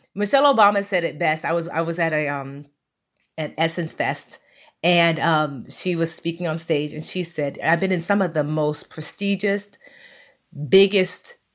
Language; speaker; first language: English; early bilingual, other home language; Yoruba